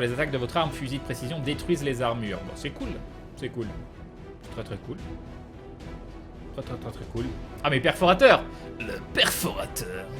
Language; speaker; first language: French; native; French